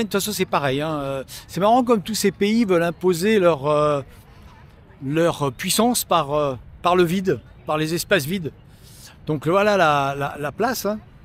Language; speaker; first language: French; native; French